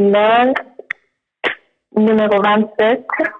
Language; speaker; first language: French; non-native, learner; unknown